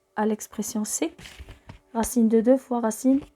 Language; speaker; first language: French; non-native, local second language; Arabic